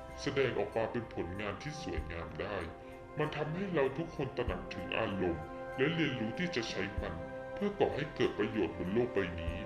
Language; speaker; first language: Thai; native; Thai